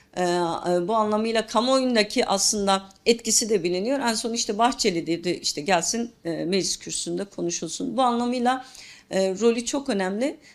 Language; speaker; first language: Turkish; non-native, local second language; Kurdish